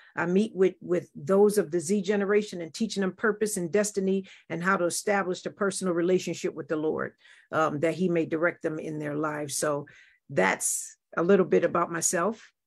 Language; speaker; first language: English; native; English